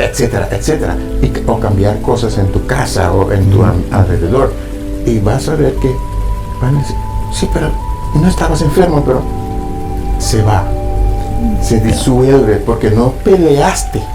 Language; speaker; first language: Spanish; non-native, fluent; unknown